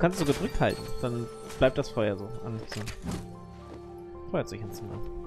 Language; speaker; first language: German; native; German